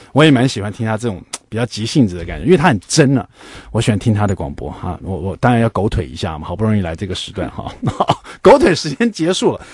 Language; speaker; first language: Chinese; native; Chinese